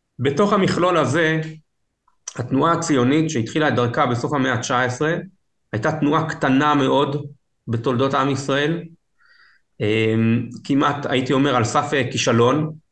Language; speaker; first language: Hebrew; native; Hebrew